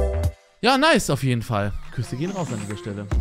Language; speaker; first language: German; native; German